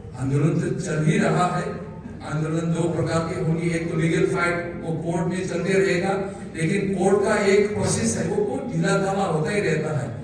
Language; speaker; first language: Hindi; non-native, local second language; Bodo